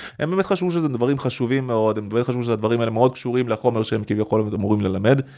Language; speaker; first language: Hebrew; early bilingual, other home language; Russian